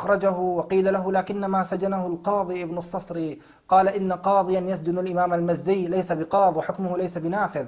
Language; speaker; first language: Arabic; native; Arabic